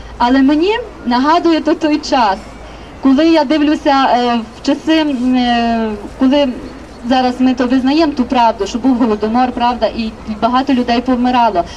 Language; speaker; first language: Ukrainian; native; Ukrainian